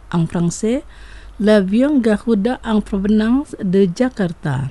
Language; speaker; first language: French; non-native, fluent; Indonesian